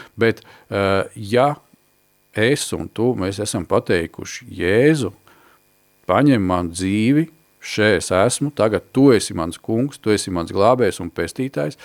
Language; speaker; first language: Latvian; native; Latvian